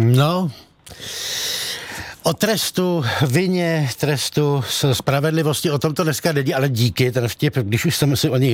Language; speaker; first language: Czech; native; Czech